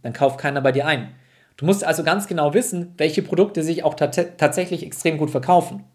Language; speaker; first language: German; native; German